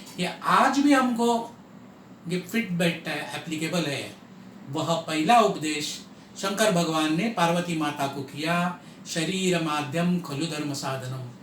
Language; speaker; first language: Hindi; non-native, local second language; Marathi